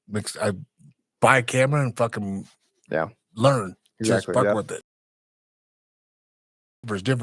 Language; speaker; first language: English; native; English